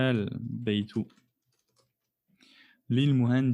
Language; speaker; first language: Arabic; non-native, fluent; French